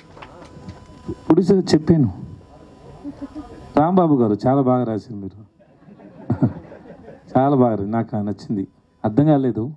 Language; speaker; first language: Telugu; non-native, learner; Tamil